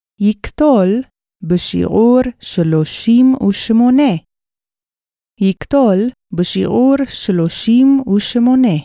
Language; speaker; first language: Hebrew; non-native, fluent; English